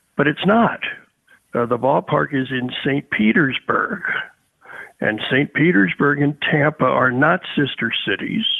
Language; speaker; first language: English; native; English